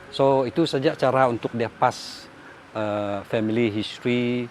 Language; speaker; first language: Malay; non-native, local second language; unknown